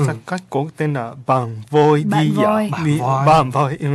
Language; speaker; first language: Vietnamese; non-native, learner; Japanese